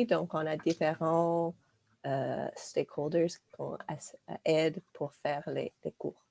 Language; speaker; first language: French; non-native, local second language; English